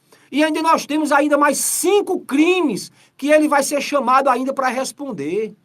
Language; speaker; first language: Portuguese; native; Portuguese